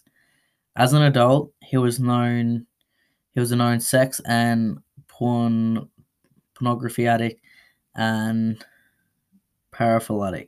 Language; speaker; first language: English; native; English